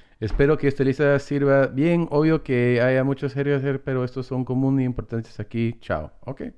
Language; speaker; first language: Spanish; early bilingual, heritage; Spanish